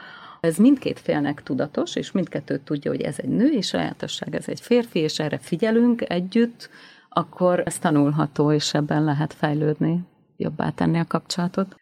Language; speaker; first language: Hungarian; native; Hungarian